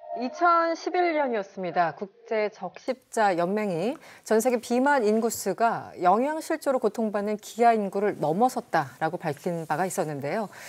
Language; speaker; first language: Korean; native; Korean